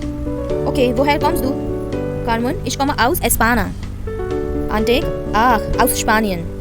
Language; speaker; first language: German; non-native, fluent; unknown